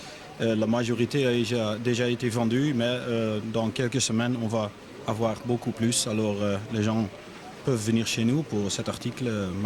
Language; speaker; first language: French; non-native, fluent; Dutch